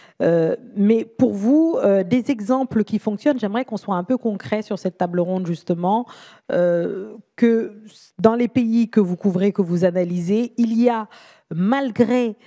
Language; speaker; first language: French; native; French